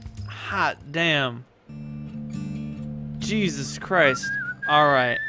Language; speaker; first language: English; native; English